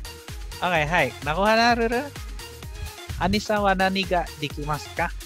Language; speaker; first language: Japanese; non-native, fluent; Filipino